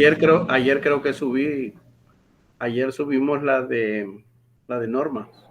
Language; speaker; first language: Spanish; native; Spanish